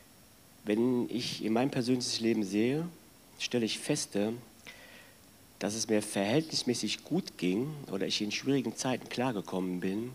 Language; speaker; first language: German; native; German